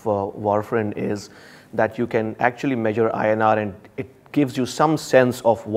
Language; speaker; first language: English; non-native, local second language; Hindi